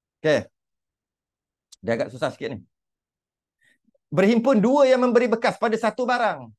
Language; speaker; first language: Malay; native; Malay